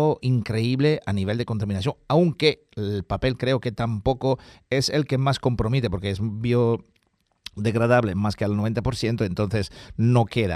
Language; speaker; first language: Spanish; non-native, fluent; Italian